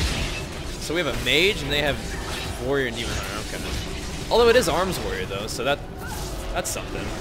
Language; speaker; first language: English; native; English